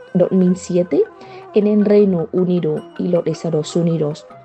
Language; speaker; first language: Spanish; non-native, fluent; Vietnamese